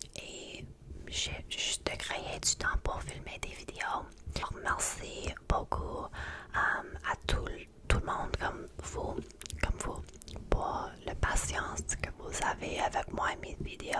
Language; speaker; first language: French; non-native, learner; English